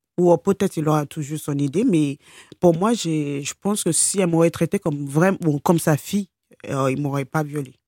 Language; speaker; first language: French; non-native, fluent; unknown